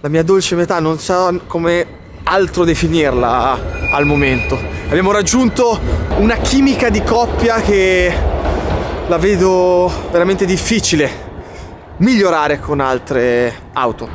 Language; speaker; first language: Italian; native; Italian